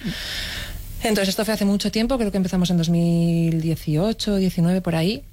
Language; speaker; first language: Spanish; native; Spanish